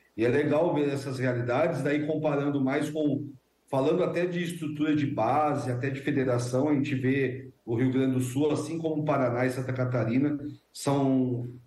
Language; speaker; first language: Portuguese; native; Portuguese